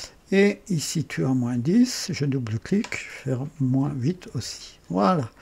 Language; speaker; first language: French; native; French